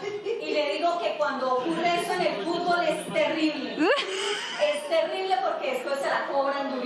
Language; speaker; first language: Spanish; native; Spanish